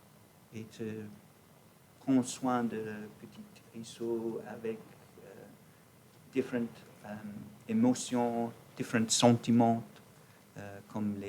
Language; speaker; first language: French; non-native, learner; English